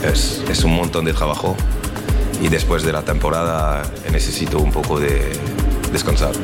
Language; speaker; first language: Spanish; non-native, learner; French